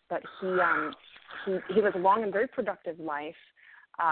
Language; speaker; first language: English; native; English